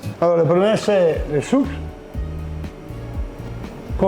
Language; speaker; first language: French; non-native, learner; Italian